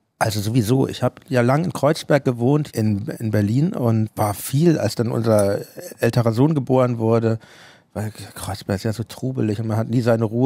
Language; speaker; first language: German; native; German